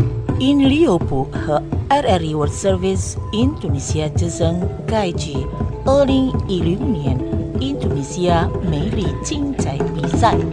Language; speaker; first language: Chinese; non-native, fluent; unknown